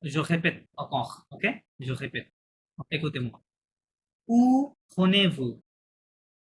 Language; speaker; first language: French; non-native, fluent; Bangla